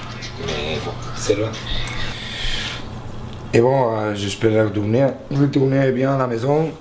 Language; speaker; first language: French; non-native, learner; Spanish